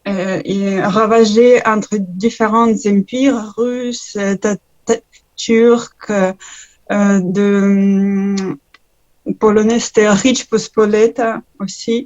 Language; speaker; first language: French; non-native, learner; Ukrainian